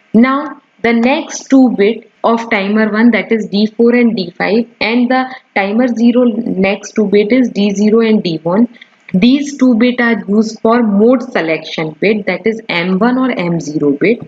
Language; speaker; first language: English; non-native, local second language; Hindi